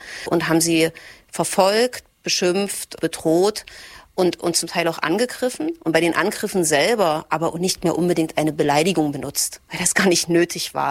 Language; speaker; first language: German; native; German